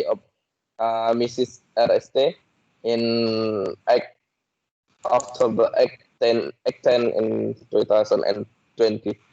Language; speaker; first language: English; non-native, learner; Indonesian